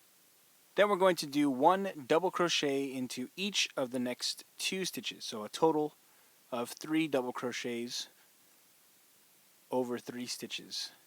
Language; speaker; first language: English; native; English